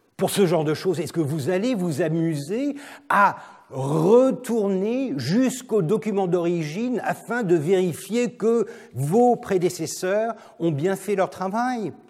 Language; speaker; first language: French; non-native, fluent; Turkish